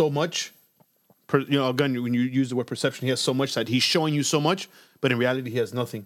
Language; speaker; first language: English; non-native, fluent; Spanish